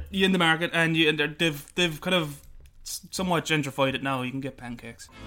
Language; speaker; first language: English; native; English